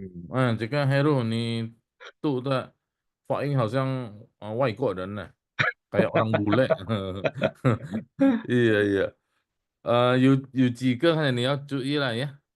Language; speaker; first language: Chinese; non-native, fluent; Indonesian